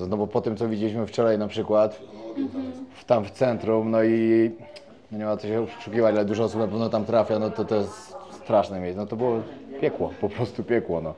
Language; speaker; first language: Polish; native; Polish